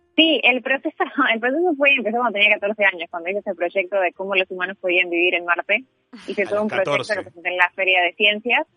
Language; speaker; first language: Spanish; native; Spanish